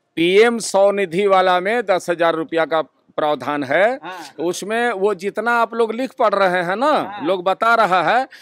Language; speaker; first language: Hindi; native; Hindi